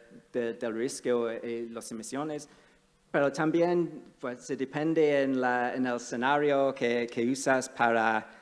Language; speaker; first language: Spanish; non-native, fluent; English